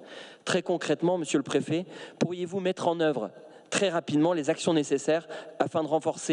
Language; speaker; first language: French; native; French